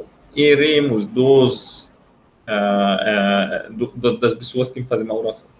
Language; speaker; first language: Portuguese; non-native, learner; Arabic